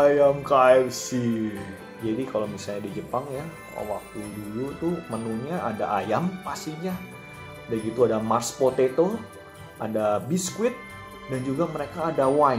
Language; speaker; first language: Indonesian; native; Indonesian